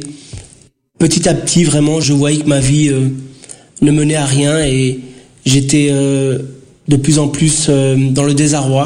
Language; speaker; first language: French; early bilingual, other home language; Portuguese